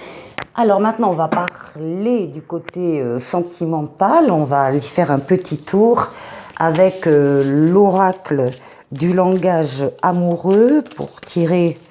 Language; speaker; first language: French; native; French